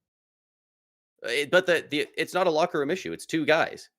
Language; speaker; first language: English; native; English